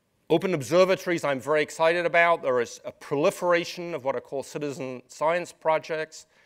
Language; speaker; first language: English; native; English